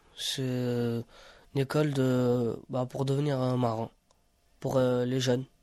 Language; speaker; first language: French; early bilingual, other home language; Romany